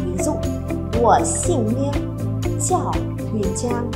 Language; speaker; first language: Chinese; non-native, fluent; Vietnamese